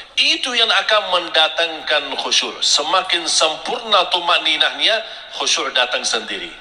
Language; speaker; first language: Indonesian; non-native, fluent; Arabic